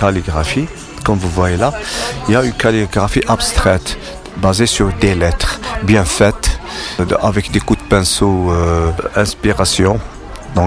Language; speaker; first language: French; non-native, local second language; Arabic